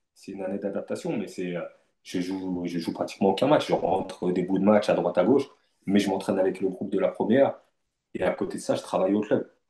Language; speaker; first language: French; native; French